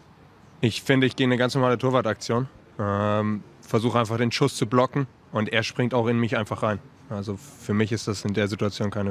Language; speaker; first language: German; native; German